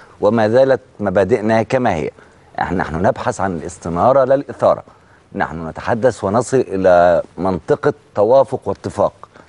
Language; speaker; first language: Arabic; native; Arabic